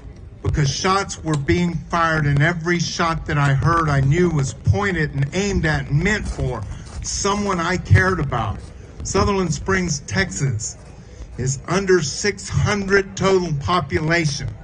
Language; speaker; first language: English; native; English